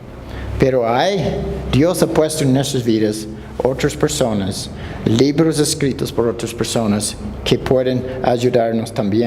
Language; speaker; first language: Spanish; non-native, fluent; English